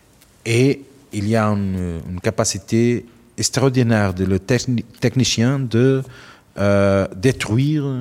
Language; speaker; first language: French; non-native, learner; Portuguese